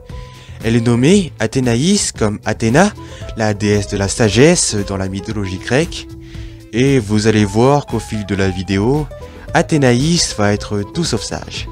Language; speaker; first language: French; native; French